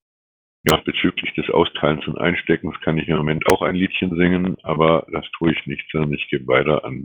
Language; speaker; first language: German; native; German